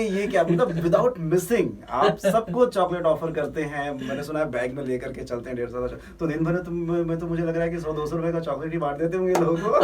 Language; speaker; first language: Hindi; native; Hindi